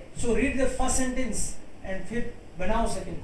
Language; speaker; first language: Hindi; native; Hindi